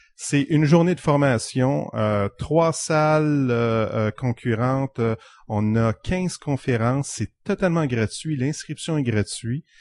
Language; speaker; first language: French; native; French